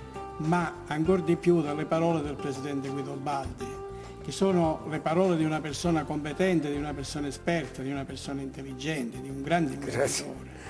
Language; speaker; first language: Italian; native; Italian